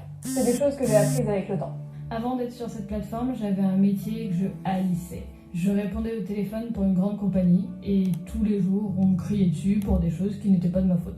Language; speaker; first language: French; native; French